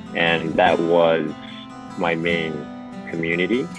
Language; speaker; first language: English; non-native, fluent; Japanese